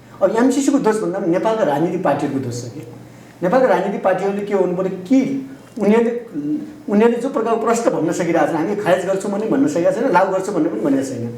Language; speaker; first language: Nepali; native; Nepali